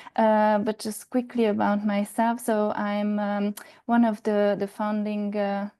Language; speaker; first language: English; non-native, fluent; Hungarian